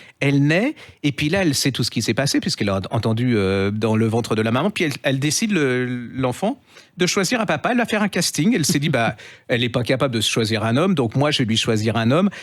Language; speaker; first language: French; native; French